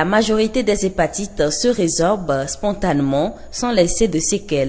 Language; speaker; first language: French; non-native, local second language; Ewe